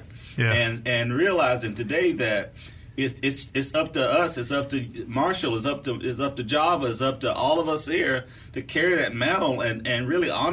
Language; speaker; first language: English; native; English